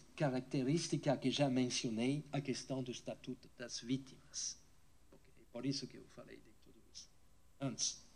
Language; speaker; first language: Portuguese; non-native, fluent; French